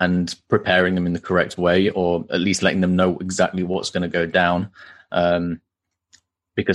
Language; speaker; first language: English; native; English